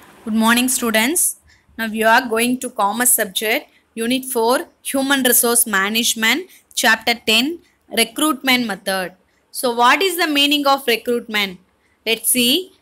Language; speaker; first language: English; non-native, local second language; Tamil